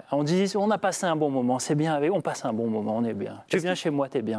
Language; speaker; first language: French; native; French